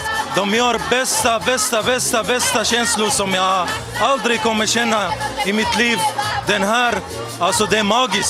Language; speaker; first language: Swedish; non-native, learner; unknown